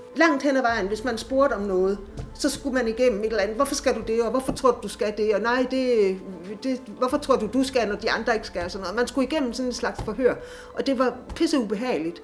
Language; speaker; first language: Danish; native; Danish